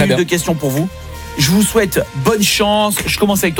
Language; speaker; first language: French; native; French